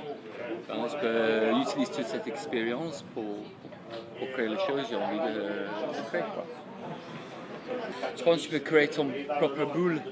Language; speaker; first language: French; non-native, fluent; English